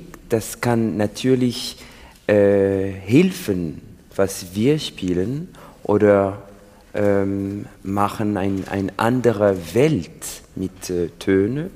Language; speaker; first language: German; non-native, learner; French